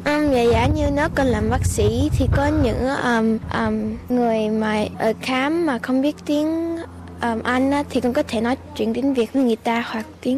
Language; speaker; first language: Vietnamese; early bilingual, heritage; Vietnamese